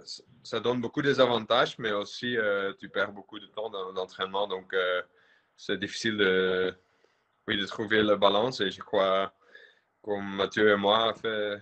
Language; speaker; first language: French; non-native, local second language; Dutch